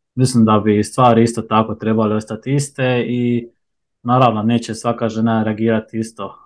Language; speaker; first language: Croatian; native; Croatian